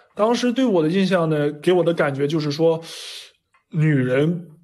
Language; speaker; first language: Chinese; native; Chinese